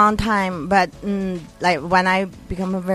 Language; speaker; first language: English; non-native, learner; Chinese